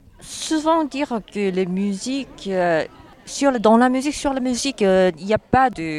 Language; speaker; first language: French; non-native, learner; Korean